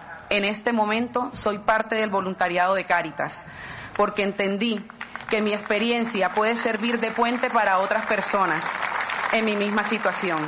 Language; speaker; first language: Spanish; native; Spanish